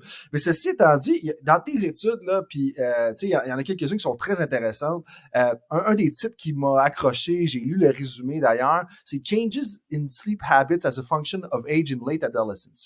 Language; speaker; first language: French; native; French